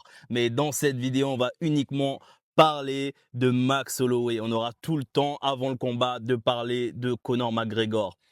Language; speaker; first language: French; native; French